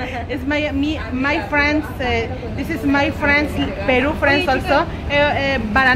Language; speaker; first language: English; non-native, learner; Spanish